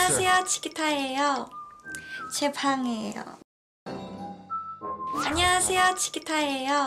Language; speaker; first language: Korean; non-native, learner; Thai